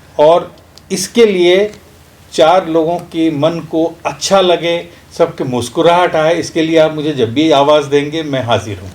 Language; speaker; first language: Hindi; non-native, local second language; Bangla